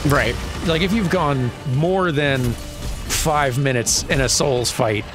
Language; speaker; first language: English; native; English